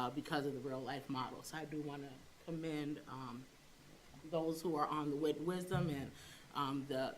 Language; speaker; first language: English; native; English